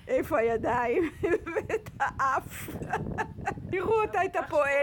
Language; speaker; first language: Hebrew; native; Hebrew